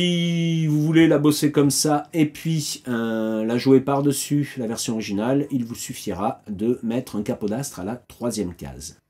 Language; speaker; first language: French; native; French